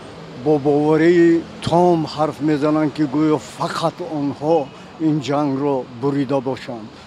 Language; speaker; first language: Persian; native; Persian